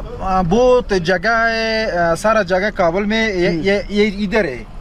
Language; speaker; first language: Hindi; non-native, learner; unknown